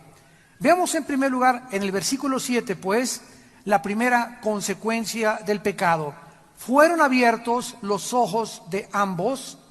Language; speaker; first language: Spanish; native; Spanish